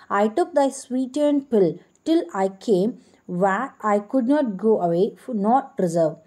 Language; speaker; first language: English; non-native, local second language; Tamil